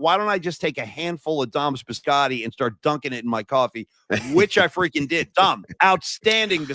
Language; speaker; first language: English; native; English